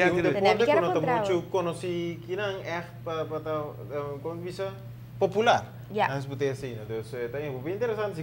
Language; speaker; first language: Portuguese; non-native, learner; Papiamento